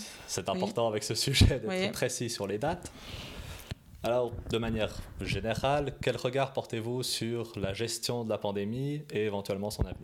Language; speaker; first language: French; native; French